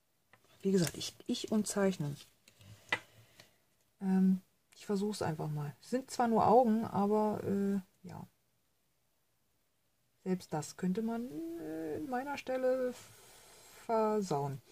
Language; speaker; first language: German; native; German